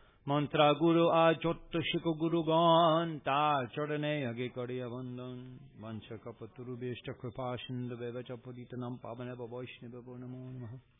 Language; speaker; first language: Bangla; non-native, fluent; English